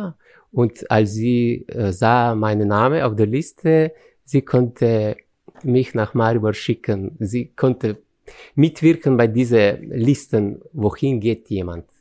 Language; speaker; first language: German; non-native, fluent; Slovenian